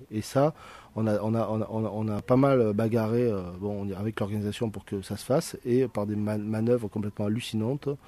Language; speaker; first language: French; native; French